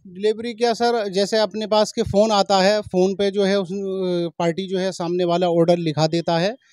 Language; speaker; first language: Hindi; native; Hindi